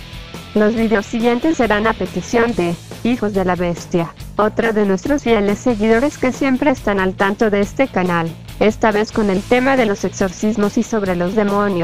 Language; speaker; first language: Spanish; native; Spanish